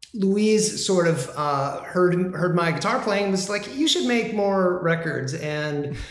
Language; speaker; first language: English; native; English